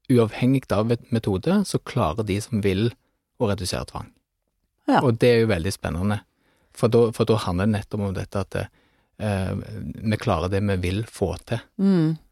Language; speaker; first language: Norwegian; native; Norwegian